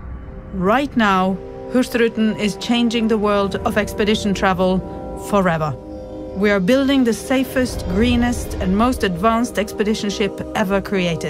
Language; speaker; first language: English; non-native, fluent; Norwegian